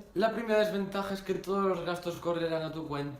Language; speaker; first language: Spanish; native; Spanish